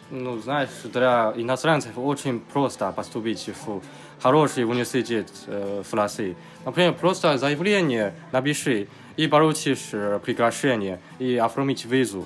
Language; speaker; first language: Russian; non-native, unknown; Chinese